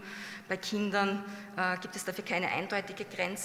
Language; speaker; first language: German; native; German